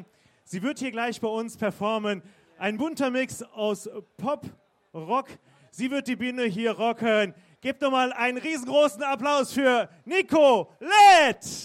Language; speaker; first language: German; native; German